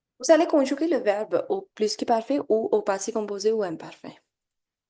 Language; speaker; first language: French; non-native, fluent; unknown